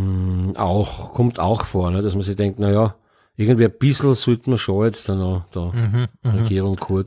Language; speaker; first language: German; native; German